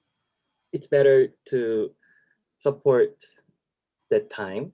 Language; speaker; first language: English; non-native, learner; Korean